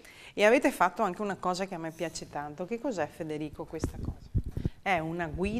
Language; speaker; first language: Italian; native; Italian